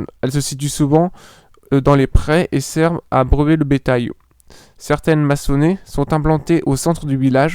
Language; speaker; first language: French; native; French